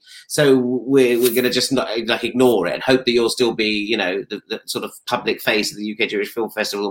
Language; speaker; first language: English; native; English